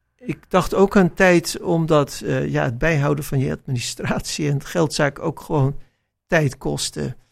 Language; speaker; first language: Dutch; native; Dutch